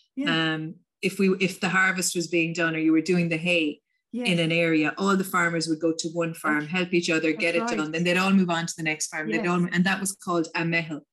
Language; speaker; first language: English; native; English